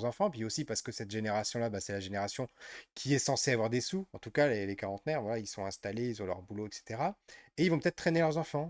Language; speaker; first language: French; native; French